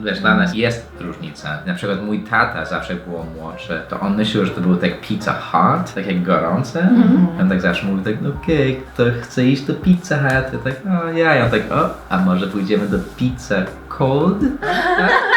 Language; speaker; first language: Polish; non-native, fluent; English